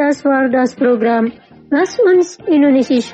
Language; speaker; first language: German; non-native, fluent; Indonesian